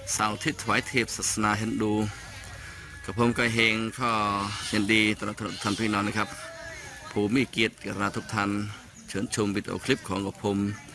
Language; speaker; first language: Thai; non-native, local second language; Khmer